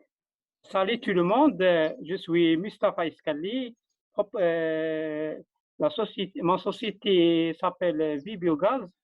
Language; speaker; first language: French; non-native, learner; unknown